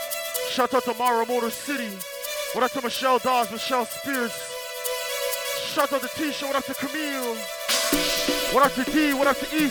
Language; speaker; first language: English; native; English